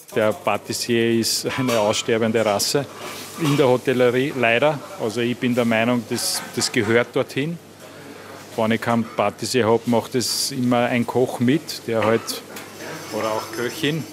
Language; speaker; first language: German; native; German